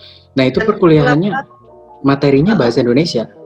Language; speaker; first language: Indonesian; native; Indonesian